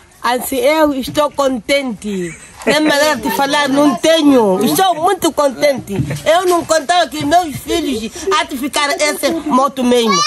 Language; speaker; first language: Portuguese; non-native, local second language; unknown